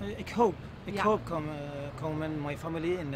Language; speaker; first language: Dutch; non-native, learner; Arabic